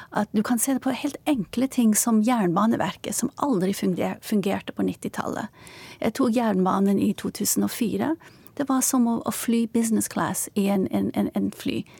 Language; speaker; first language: Norwegian; non-native, fluent; Turkish